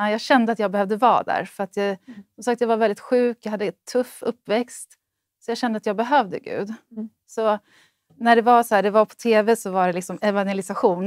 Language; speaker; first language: Swedish; native; Swedish